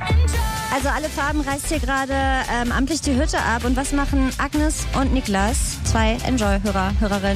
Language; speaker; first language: German; native; German